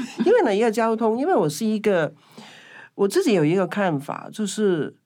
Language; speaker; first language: Chinese; non-native, local second language; Cantonese